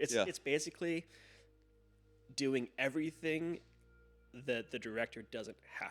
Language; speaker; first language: English; native; English